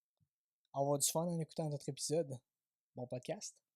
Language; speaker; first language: French; native; French